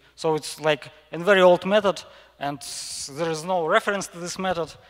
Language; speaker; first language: English; non-native, fluent; Russian